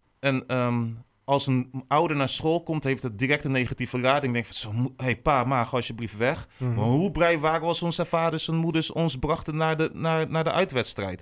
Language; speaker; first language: Dutch; native; Dutch